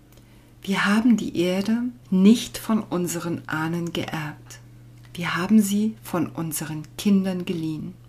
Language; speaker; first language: German; native; German